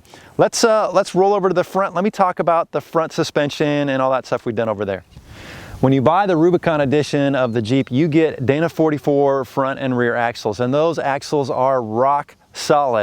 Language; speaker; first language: English; native; English